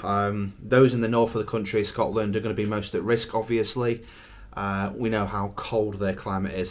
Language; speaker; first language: English; native; English